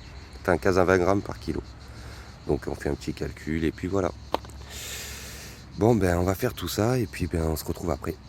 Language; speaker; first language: French; native; French